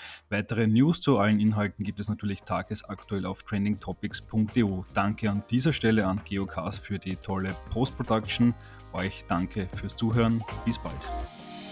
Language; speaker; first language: German; native; German